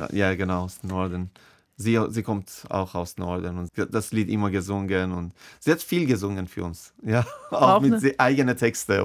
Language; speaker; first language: German; non-native, learner; Persian